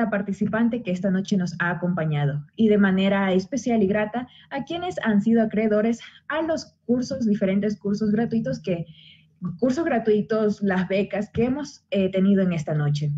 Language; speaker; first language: Spanish; native; Spanish